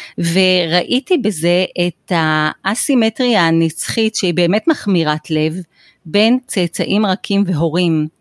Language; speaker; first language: Hebrew; native; Hebrew